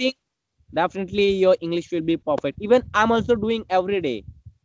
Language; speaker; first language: English; non-native, learner; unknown